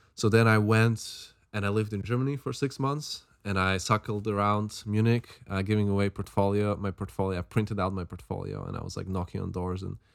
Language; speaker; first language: English; non-native, fluent; Slovak